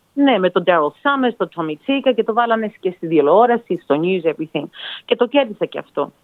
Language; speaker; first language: Greek; early bilingual, heritage; Greek